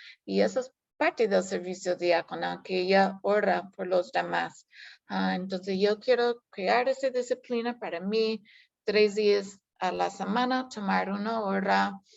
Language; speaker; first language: Spanish; non-native, fluent; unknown